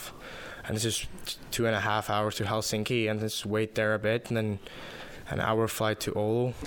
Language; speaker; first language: English; non-native, fluent; Finnish